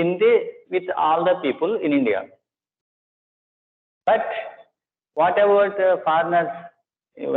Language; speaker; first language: English; non-native, local second language; Telugu